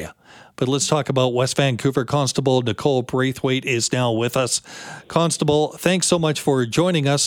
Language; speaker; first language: English; native; English